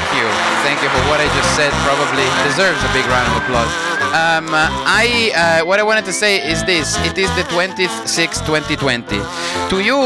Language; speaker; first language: English; non-native, fluent; Italian